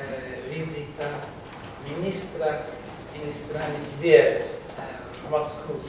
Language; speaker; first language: Russian; non-native, learner; English